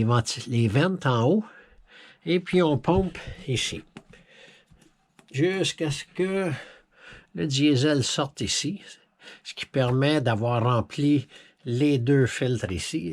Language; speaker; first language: French; native; French